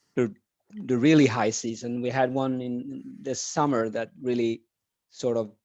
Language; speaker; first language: English; non-native, fluent; Swedish